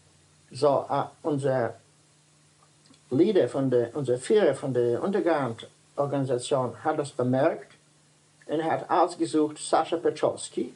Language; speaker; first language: German; non-native, learner; Dutch